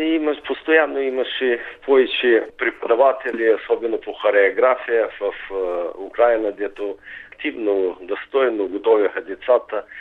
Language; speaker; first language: Bulgarian; early bilingual, heritage; Bulgarian